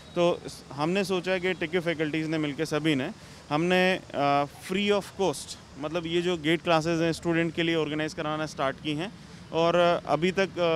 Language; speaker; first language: Hindi; native; Hindi